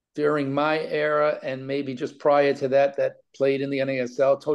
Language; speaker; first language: English; native; English